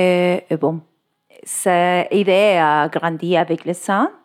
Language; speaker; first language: French; non-native, learner; Spanish